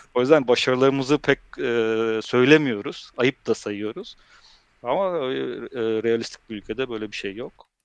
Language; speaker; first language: Turkish; early bilingual, heritage; Turkish